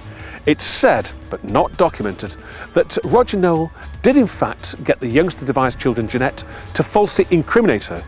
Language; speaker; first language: English; native; English